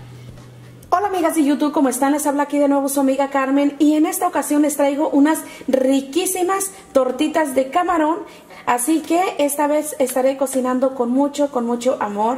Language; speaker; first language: Spanish; native; Spanish